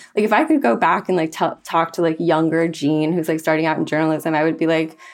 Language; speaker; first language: English; early bilingual, other home language; Spanish